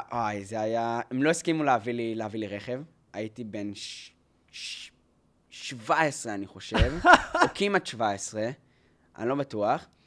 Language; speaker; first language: Hebrew; native; Hebrew